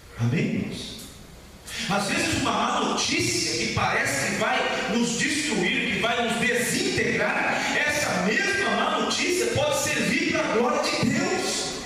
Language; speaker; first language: Portuguese; native; Portuguese